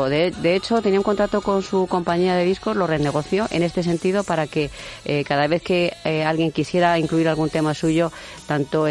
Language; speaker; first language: Spanish; native; Spanish